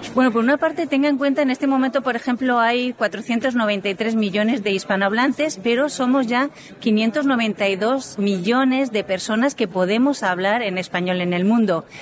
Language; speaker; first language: Spanish; native; Spanish